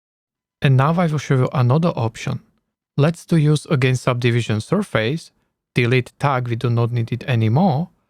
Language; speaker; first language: English; non-native, learner; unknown